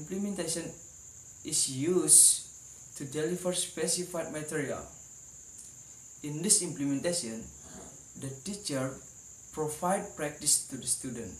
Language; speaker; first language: English; non-native, learner; Indonesian